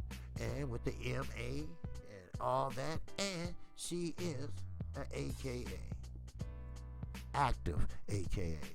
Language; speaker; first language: English; native; English